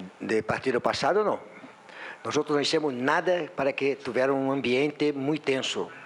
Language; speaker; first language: Portuguese; non-native, learner; Spanish